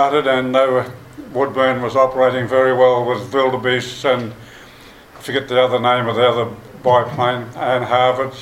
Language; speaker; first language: English; native; English